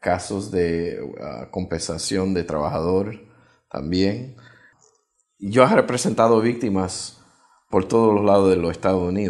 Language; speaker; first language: Spanish; early bilingual, heritage; Spanish